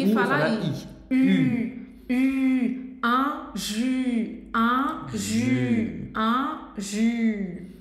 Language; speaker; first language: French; non-native, fluent; Portuguese